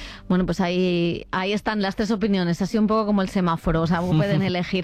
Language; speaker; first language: Spanish; native; Spanish